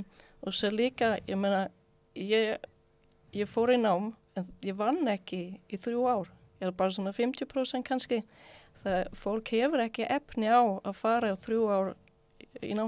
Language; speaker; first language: Icelandic; non-native, fluent; Swedish